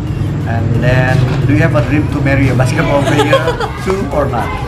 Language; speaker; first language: English; non-native, fluent; Indonesian